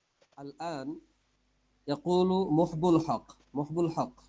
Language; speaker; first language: Arabic; non-native, fluent; Bangla